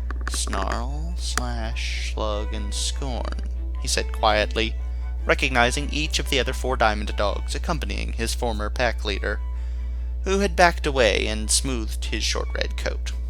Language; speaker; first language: English; native; English